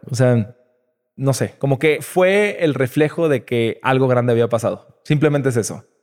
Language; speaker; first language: Spanish; native; Spanish